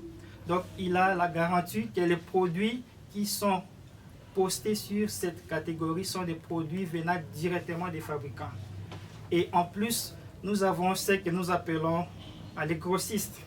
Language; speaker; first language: French; non-native, local second language; Lingala